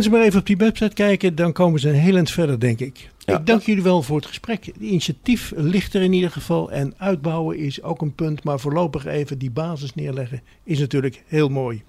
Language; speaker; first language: Dutch; native; Dutch